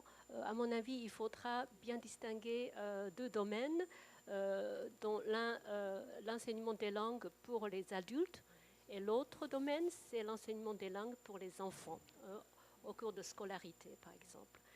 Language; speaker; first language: French; non-native, fluent; Japanese